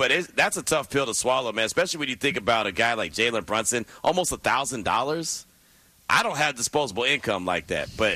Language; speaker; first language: English; native; English